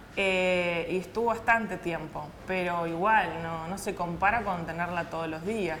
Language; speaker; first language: Spanish; early bilingual, other home language; Russian